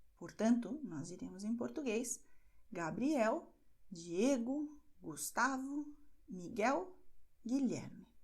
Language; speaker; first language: Portuguese; native; Portuguese